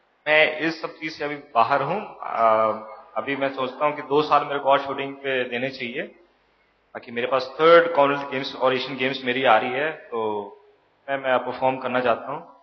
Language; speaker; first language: Hindi; native; Hindi